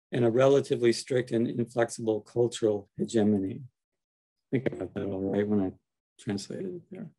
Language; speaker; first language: English; native; English